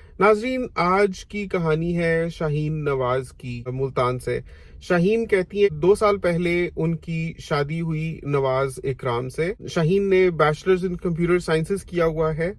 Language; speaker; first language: Urdu; non-native, local second language; Punjabi